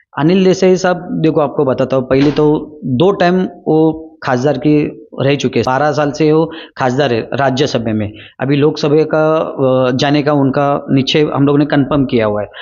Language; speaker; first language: Hindi; non-native, local second language; Marathi